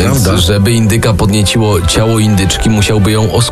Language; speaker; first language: Polish; native; Polish